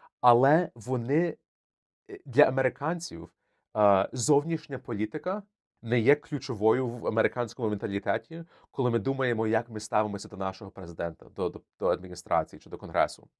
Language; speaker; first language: Ukrainian; early bilingual, heritage; Ukrainian